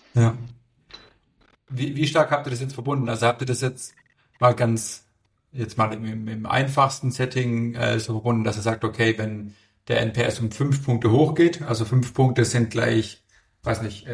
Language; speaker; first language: German; native; German